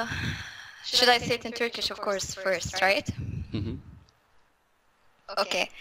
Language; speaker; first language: English; non-native, fluent; Arabic